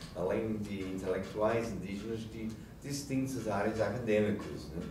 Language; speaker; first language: Portuguese; non-native, fluent; English